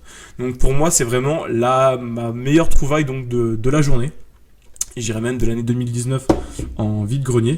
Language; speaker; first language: French; native; French